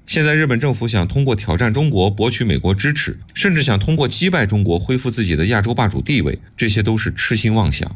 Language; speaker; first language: Chinese; native; Chinese